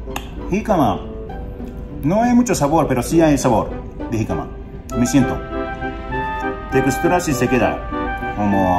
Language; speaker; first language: Spanish; non-native, learner; Japanese